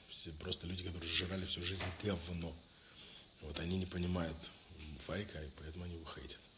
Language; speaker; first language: Russian; early bilingual, heritage; Russian